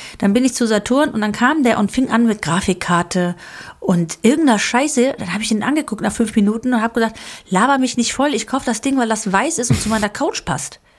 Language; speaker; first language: German; early bilingual, other home language; Greek